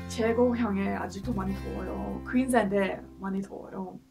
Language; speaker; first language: Korean; non-native, learner; English